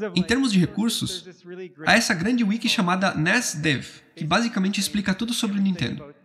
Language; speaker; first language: Portuguese; non-native, fluent; English